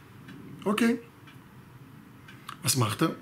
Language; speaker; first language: German; non-native, fluent; Hebrew